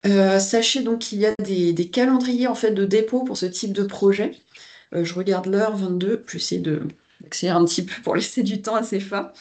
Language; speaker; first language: French; native; French